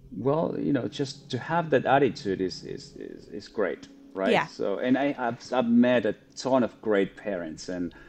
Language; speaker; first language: English; non-native, fluent; Spanish